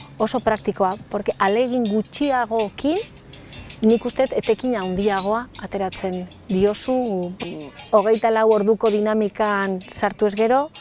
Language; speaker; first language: Basque; non-native, local second language; Spanish